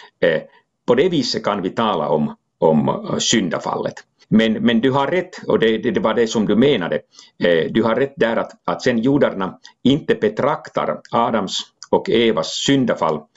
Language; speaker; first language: Swedish; non-native, local second language; Finnish